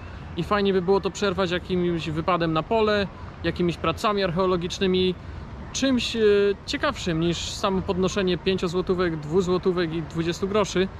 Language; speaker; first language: Polish; native; Polish